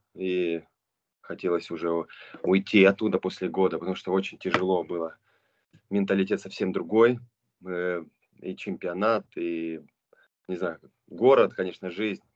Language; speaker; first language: Russian; non-native, local second language; Romanian